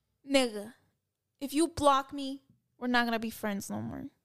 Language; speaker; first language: English; early bilingual, other home language; Spanish